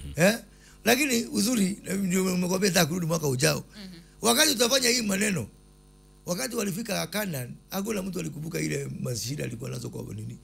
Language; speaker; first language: Swahili; non-native, local second language; Kikuyu